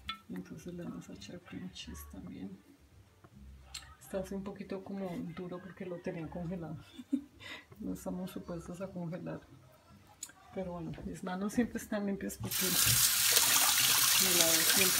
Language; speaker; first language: Spanish; native; Spanish